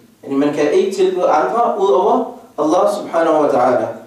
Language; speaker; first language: Danish; non-native, fluent; Arabic